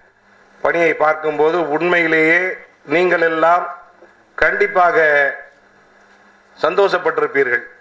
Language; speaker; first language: Tamil; native; Tamil